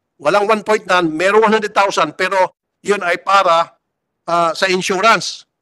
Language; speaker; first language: Filipino; native; Filipino